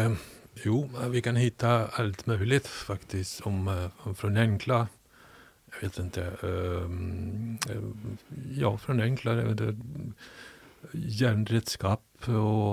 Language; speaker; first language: Swedish; non-native, fluent; Ukrainian